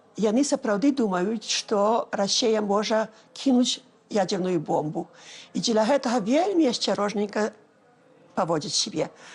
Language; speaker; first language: Belarusian; early bilingual, heritage; Belarusian